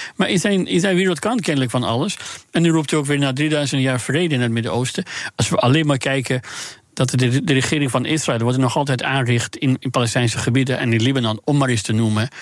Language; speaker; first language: Dutch; non-native, fluent; Persian